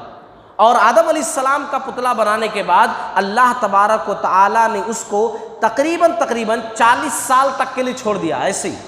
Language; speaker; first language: Urdu; native; Urdu